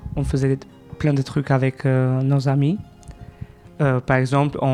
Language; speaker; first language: French; non-native, fluent; Albanian